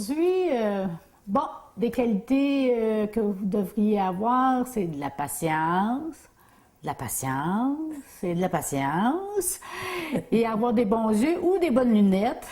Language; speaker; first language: French; native; French